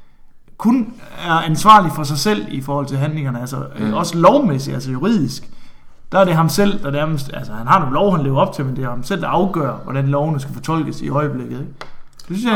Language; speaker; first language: Danish; native; Danish